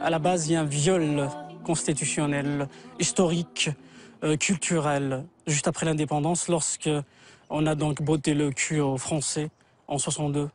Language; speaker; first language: French; non-native, local second language; Kabyle